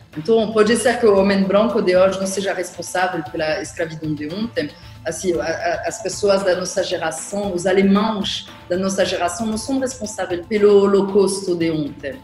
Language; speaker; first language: Portuguese; non-native, fluent; French